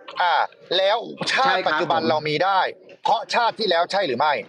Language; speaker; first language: Thai; native; Thai